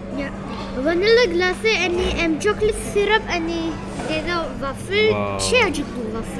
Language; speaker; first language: German; early bilingual, other home language; Tibetan